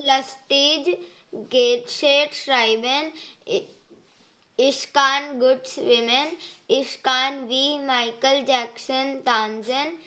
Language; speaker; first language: German; non-native, learner; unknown